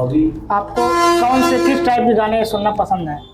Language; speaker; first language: Hindi; native; Hindi